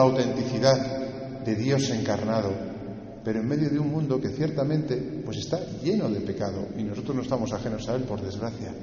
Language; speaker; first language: Spanish; native; Spanish